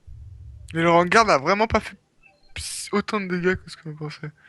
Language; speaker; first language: French; native; French